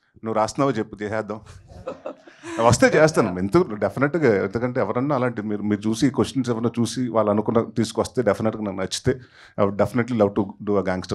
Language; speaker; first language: Telugu; native; Telugu